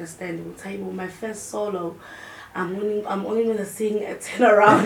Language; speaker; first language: English; non-native, local second language; Zulu